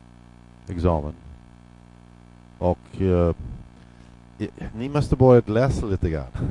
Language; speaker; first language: Swedish; non-native, fluent; English